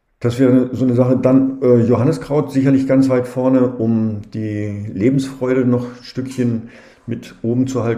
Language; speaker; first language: German; native; German